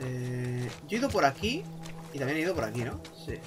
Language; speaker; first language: Spanish; native; Spanish